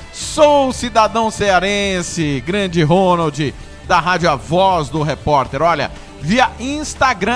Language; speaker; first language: Portuguese; native; Portuguese